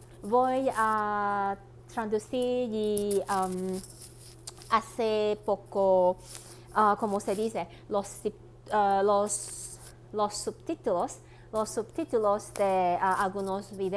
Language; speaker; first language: Spanish; non-native, learner; Cantonese